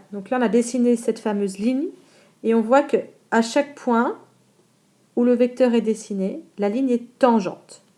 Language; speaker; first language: French; native; French